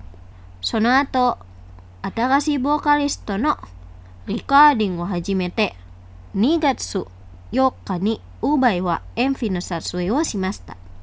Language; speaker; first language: Japanese; non-native, fluent; Indonesian